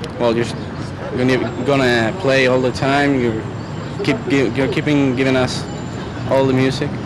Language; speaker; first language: English; non-native, fluent; Spanish